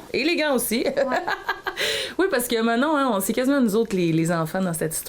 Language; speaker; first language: French; native; French